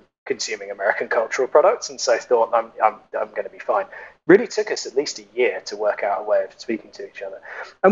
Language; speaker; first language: English; native; English